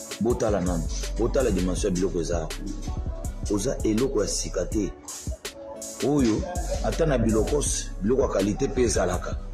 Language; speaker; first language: Lingala; non-native, local second language; Luba-Lulua